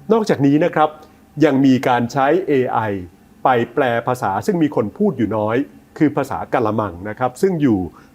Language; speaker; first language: Thai; native; Thai